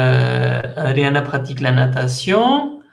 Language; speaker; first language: French; non-native, fluent; Spanish